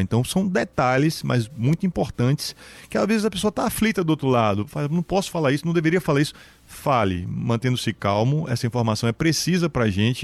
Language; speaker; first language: Portuguese; native; Portuguese